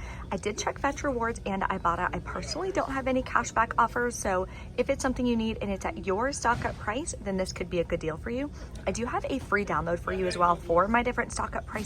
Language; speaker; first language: English; native; English